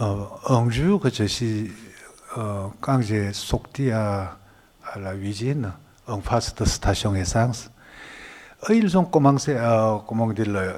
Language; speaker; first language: French; non-native, learner; Korean